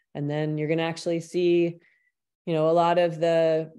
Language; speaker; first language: English; native; English